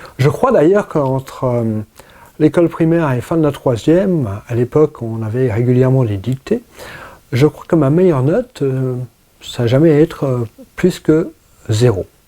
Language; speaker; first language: French; early bilingual, other home language; English